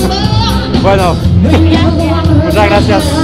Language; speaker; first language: Spanish; non-native, learner; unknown